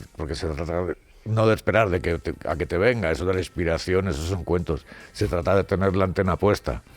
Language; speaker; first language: Spanish; native; Spanish